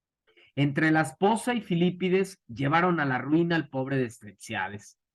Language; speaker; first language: Spanish; native; Spanish